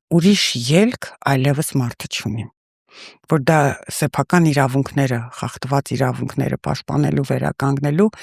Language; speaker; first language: Armenian; early bilingual, heritage; Russian